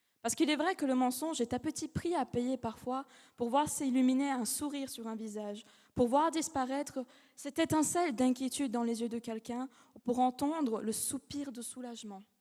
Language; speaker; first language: French; non-native, fluent; Russian